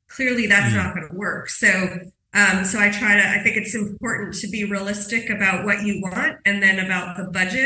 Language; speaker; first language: English; native; English